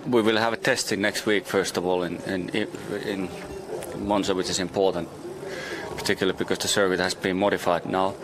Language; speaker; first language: English; non-native, fluent; Finnish